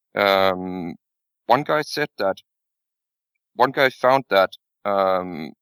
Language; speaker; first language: English; non-native, fluent; Danish